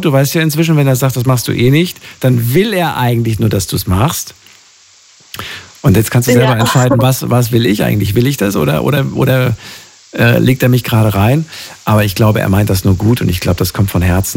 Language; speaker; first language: German; native; German